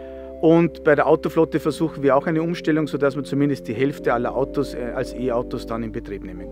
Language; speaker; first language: German; native; German